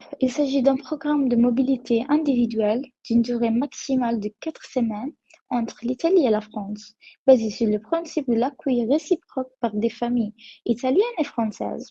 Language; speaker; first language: French; non-native, learner; Italian